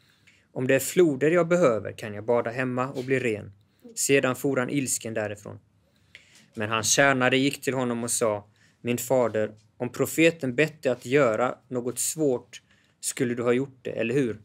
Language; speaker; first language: Swedish; native; Swedish